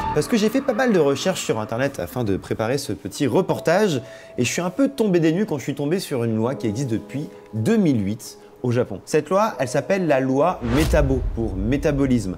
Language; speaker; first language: French; native; French